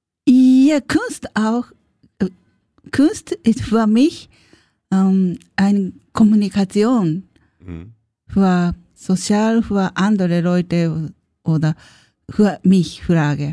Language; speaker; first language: German; non-native, learner; Japanese